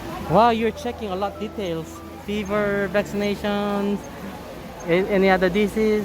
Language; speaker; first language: English; non-native, learner; Korean